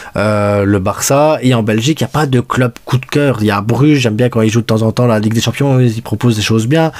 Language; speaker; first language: French; early bilingual, other home language; Spanish